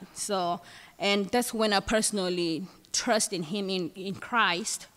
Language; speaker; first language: English; non-native, fluent; Thai